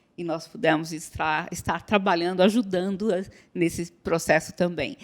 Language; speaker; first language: Portuguese; native; Portuguese